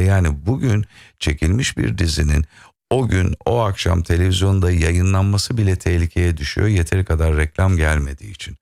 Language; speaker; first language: Turkish; native; Turkish